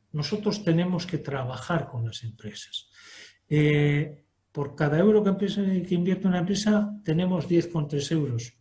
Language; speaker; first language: Spanish; native; Spanish